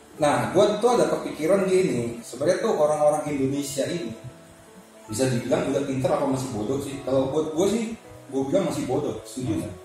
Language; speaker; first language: Indonesian; native; Indonesian